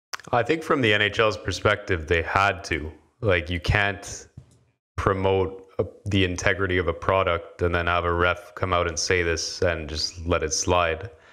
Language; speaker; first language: English; native; English